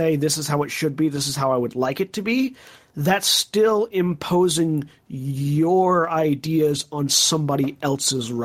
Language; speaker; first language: English; native; English